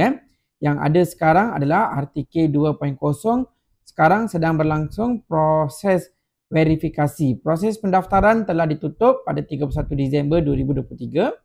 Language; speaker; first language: Malay; non-native, local second language; Tamil